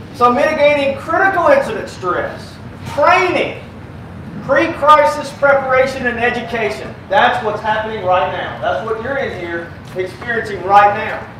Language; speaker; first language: English; native; English